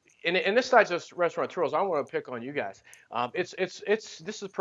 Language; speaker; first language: English; native; English